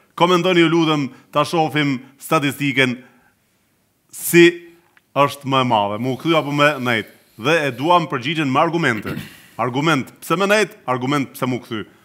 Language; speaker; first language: Albanian; native; Albanian